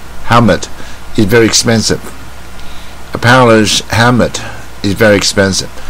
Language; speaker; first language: English; non-native, fluent; Chinese